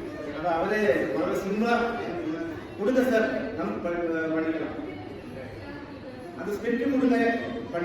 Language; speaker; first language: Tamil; non-native, learner; Malayalam